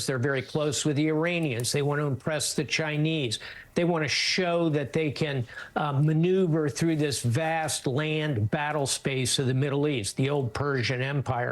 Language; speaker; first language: English; native; English